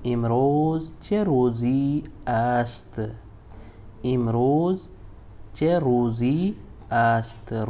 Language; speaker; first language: Persian; non-native, fluent; Urdu